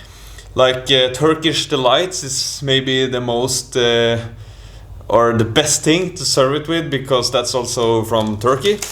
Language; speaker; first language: English; non-native, fluent; Norwegian